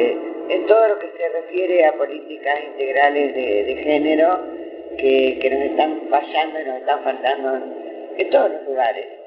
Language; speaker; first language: Spanish; native; Spanish